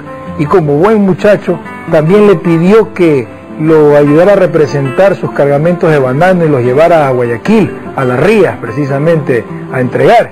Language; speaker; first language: Spanish; native; Spanish